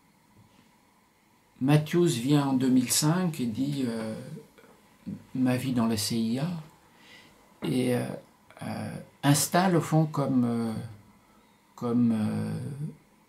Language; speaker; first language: French; native; French